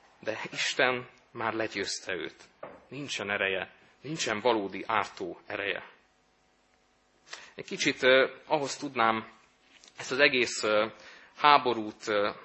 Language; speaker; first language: Hungarian; native; Hungarian